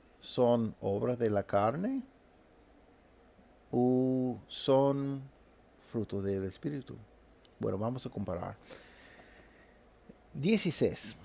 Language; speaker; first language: Spanish; non-native, fluent; English